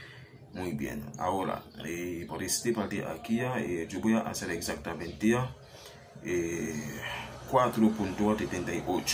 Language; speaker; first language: Spanish; non-native, learner; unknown